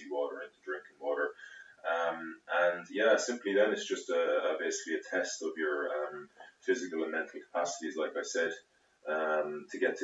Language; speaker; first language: English; native; English